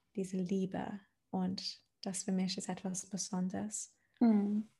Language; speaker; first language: German; non-native, fluent; English